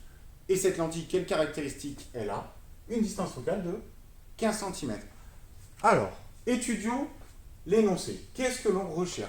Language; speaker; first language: French; native; French